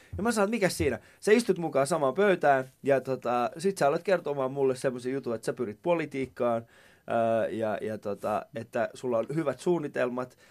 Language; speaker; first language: Finnish; early bilingual, other home language; Persian